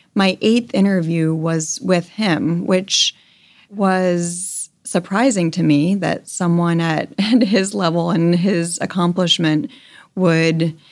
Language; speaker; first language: English; native; English